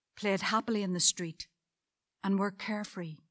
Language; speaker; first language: English; native; English